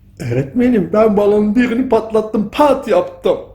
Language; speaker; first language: Turkish; early bilingual, heritage; Turkish